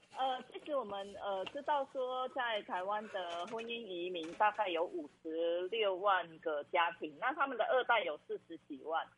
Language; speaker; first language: Chinese; non-native, fluent; Khmer